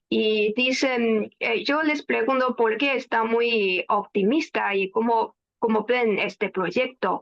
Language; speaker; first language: Spanish; non-native, fluent; Chinese